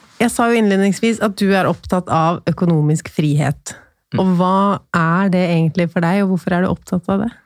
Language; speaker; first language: Norwegian; native; Norwegian